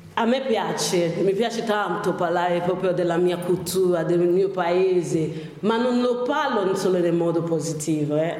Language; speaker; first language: Italian; non-native, fluent; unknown